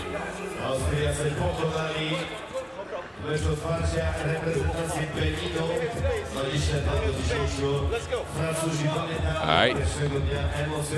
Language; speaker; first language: Polish; native; Polish